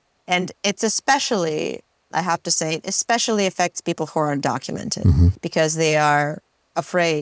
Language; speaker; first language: English; non-native, fluent; Russian